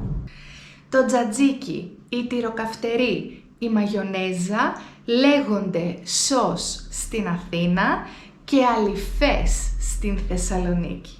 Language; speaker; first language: Greek; native; Greek